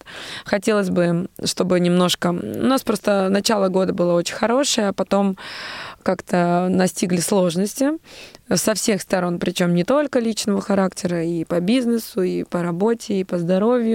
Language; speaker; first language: Russian; native; Russian